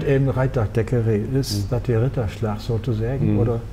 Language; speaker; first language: German; native; German